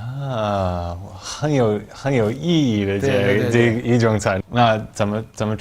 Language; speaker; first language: Chinese; non-native, fluent; English